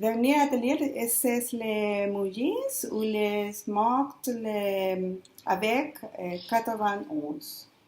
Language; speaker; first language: French; non-native, learner; Spanish